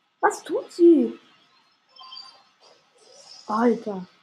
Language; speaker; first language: German; native; German